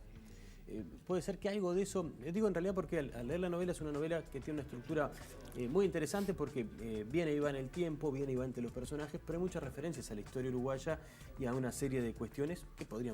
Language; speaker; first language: Spanish; native; Spanish